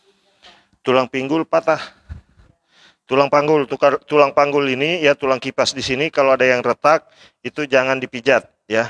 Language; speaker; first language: Indonesian; native; Indonesian